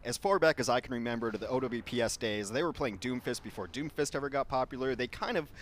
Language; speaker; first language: English; native; English